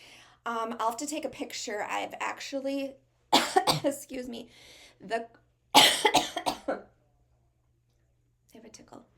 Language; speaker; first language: English; native; English